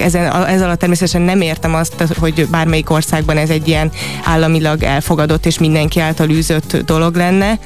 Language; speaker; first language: Hungarian; native; Hungarian